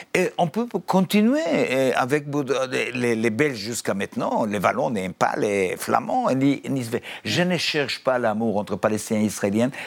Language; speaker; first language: French; non-native, fluent; Hebrew